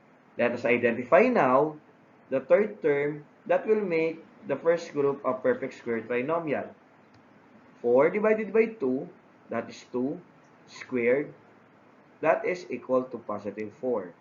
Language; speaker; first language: English; non-native, local second language; Filipino